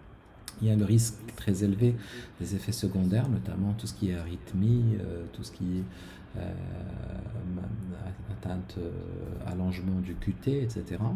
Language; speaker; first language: French; non-native, local second language; Arabic